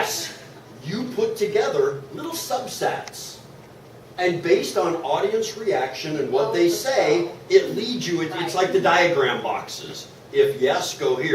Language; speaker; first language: English; native; English